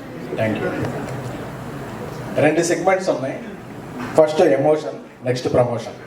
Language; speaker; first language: Telugu; native; Telugu